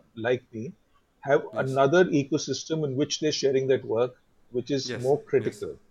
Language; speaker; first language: English; non-native, local second language; Hindi